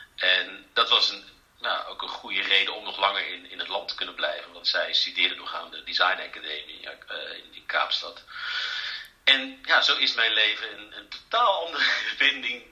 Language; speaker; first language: Dutch; native; Dutch